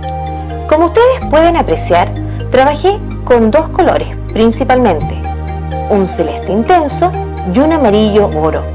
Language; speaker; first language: Spanish; native; Spanish